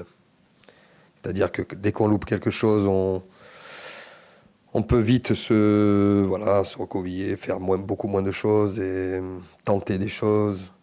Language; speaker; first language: French; native; French